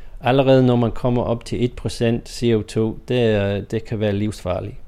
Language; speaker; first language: Danish; non-native, fluent; English